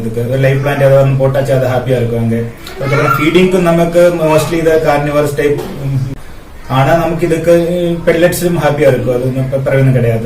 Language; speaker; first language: Tamil; non-native, learner; Malayalam